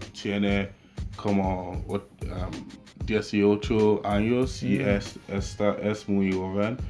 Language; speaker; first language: Spanish; non-native, learner; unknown